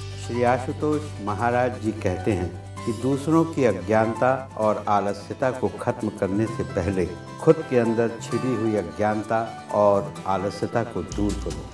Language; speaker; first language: Hindi; native; Hindi